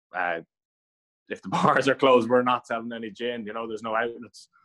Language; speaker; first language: English; native; English